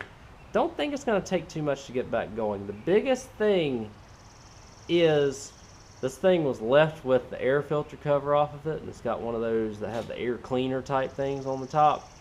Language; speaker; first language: English; native; English